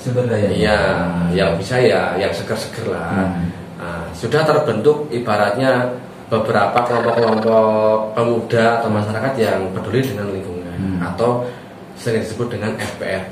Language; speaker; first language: Indonesian; native; Indonesian